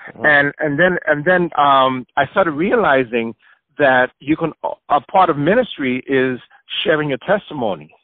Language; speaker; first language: English; early bilingual, other home language; Spanish